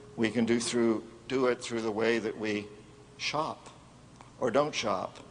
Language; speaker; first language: English; native; English